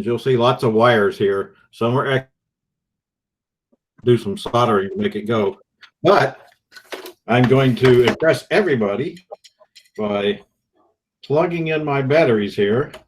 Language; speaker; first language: English; native; English